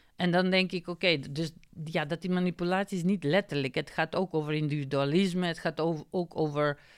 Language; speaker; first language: Dutch; non-native, fluent; Macedonian